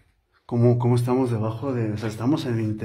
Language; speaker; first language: Spanish; native; Spanish